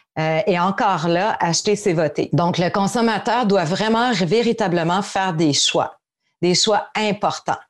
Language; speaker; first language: French; native; French